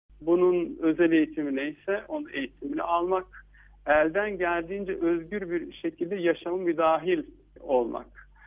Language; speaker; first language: Turkish; native; Turkish